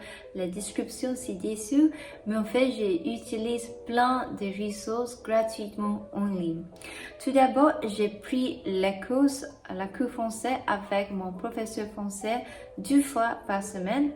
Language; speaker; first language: French; non-native, fluent; English